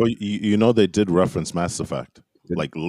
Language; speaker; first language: English; native; English